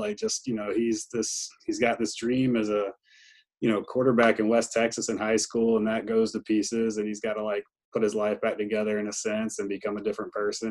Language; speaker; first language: English; native; English